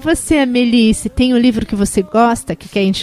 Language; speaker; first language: Portuguese; native; Portuguese